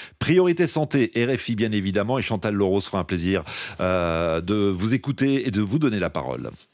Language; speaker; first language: French; native; French